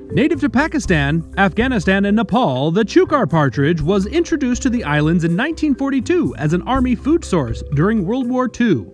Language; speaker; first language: English; native; English